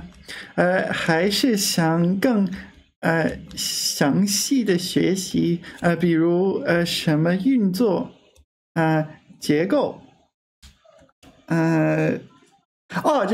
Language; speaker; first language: Chinese; non-native, learner; English